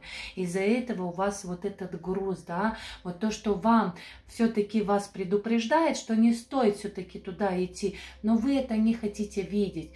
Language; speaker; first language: Russian; non-native, fluent; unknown